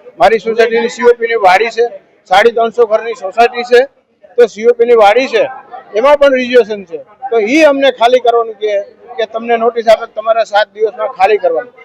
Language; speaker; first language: Gujarati; native; Gujarati